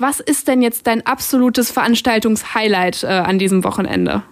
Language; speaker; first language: German; native; German